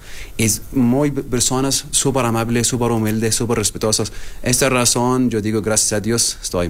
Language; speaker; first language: Spanish; non-native, learner; Arabic